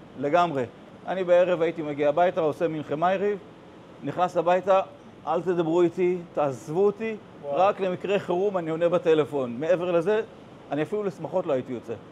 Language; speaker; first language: Hebrew; native; Hebrew